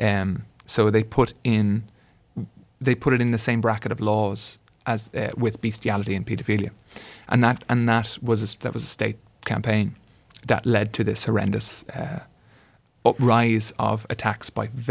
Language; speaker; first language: English; native; English